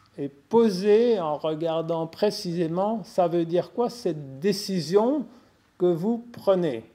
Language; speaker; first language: French; native; French